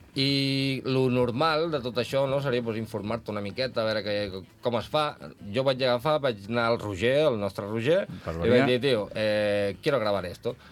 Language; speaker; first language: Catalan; non-native, local second language; Spanish